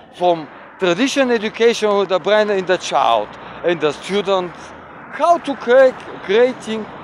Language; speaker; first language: English; non-native, learner; Bulgarian